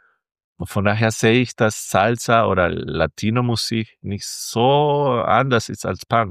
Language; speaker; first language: German; non-native, fluent; Spanish